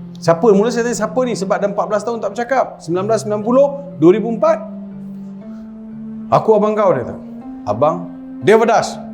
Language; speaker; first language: Malay; non-native, local second language; Tamil